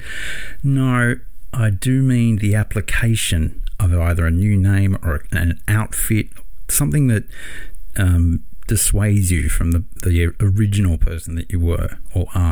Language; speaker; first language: English; native; English